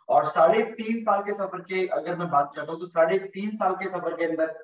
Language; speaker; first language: Hindi; native; Hindi